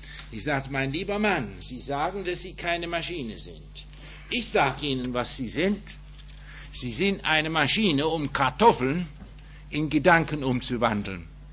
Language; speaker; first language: German; non-native, fluent; English